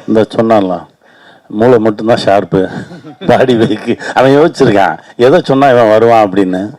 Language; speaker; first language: Tamil; native; Tamil